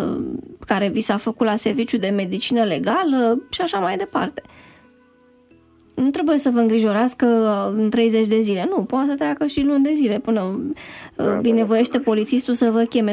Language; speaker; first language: Romanian; native; Romanian